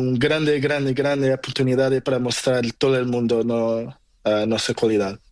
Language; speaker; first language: Spanish; non-native, learner; Portuguese